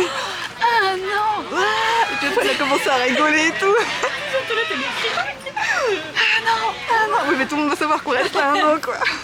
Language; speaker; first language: French; native; French